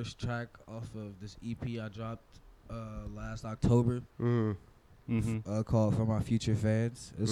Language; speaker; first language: English; native; English